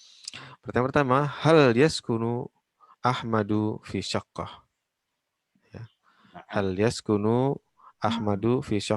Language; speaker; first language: Arabic; non-native, fluent; Indonesian